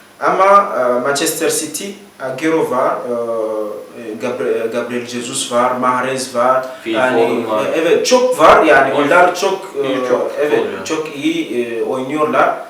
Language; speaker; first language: Turkish; non-native, learner; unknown